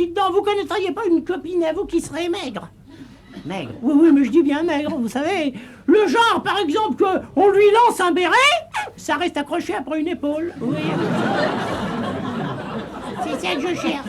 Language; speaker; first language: French; native; French